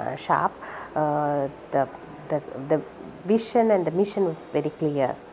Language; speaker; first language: English; non-native, local second language; Malayalam